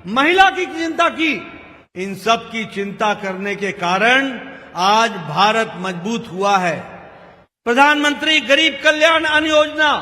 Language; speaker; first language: Hindi; native; Hindi